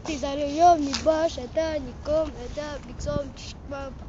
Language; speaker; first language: Russian; non-native, local second language; Kazakh